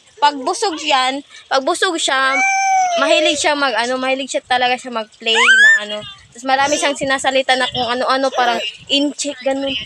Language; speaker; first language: Filipino; non-native, local second language; Cebuano